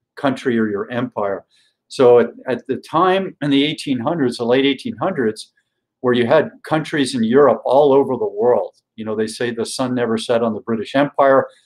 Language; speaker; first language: English; native; English